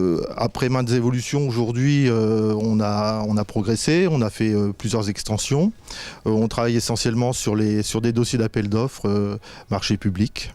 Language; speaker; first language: French; native; French